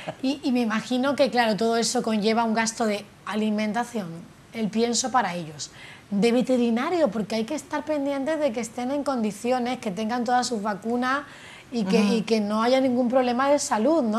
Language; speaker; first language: Spanish; native; Spanish